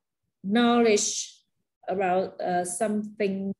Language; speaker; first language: English; non-native, learner; Vietnamese